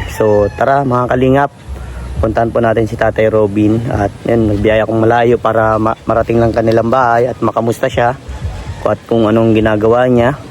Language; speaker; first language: Filipino; non-native, local second language; Bikol